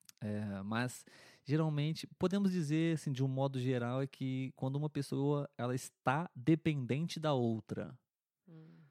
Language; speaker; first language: Portuguese; native; Portuguese